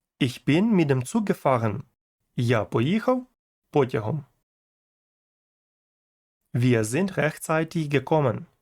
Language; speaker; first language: German; non-native, fluent; Ukrainian